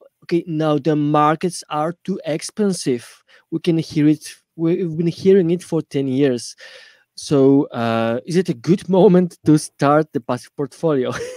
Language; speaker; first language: English; non-native, fluent; Polish